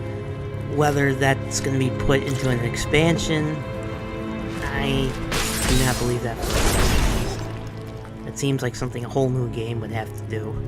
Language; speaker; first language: English; native; English